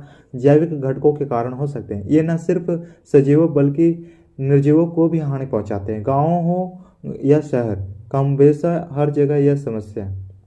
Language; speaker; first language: Hindi; native; Hindi